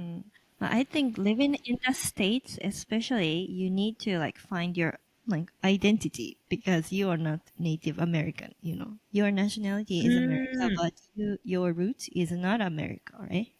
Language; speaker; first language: English; non-native, local second language; Japanese